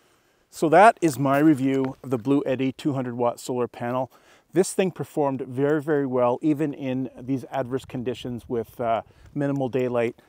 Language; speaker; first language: English; native; English